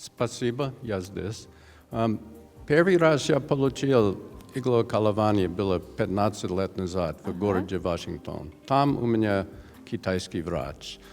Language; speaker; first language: Russian; non-native, learner; English